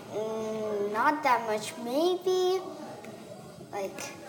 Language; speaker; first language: English; non-native, fluent; Korean